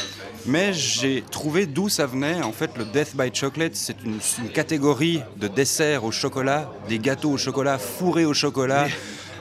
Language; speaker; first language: French; native; French